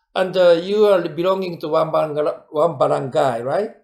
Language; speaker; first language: English; non-native, fluent; Japanese